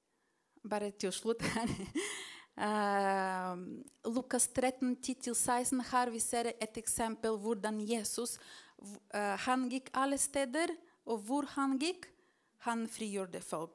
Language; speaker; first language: Norwegian; non-native, fluent; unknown